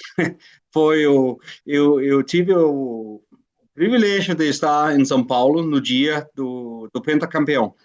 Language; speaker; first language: Portuguese; non-native, fluent; Danish